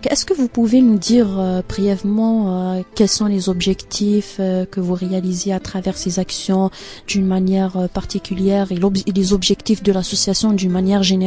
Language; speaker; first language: French; non-native, local second language; Arabic